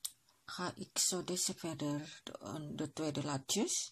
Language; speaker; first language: Dutch; non-native, learner; Indonesian